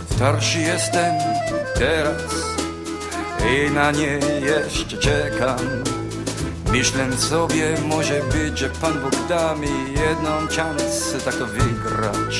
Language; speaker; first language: Polish; early bilingual, heritage; English